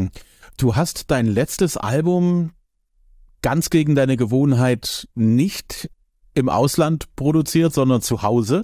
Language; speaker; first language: German; native; German